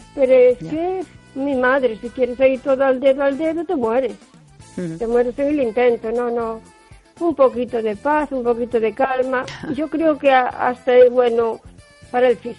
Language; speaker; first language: Spanish; native; Spanish